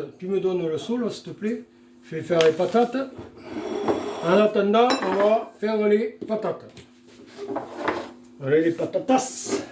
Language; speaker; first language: French; native; French